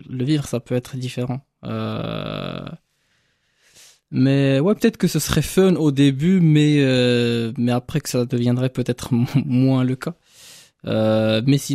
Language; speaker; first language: French; non-native, local second language; Arabic